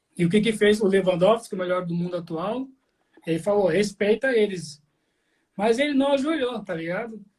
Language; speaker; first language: Portuguese; native; Portuguese